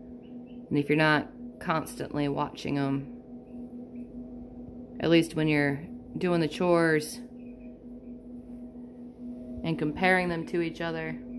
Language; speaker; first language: English; native; English